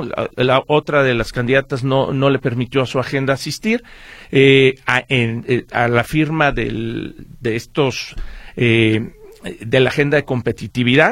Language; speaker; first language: Spanish; native; Spanish